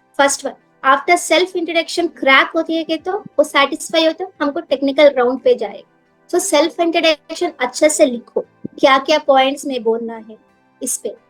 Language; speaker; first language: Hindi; non-native, local second language; Telugu